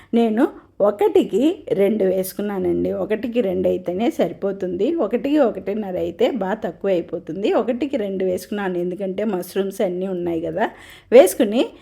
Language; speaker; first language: Telugu; non-native, local second language; Tamil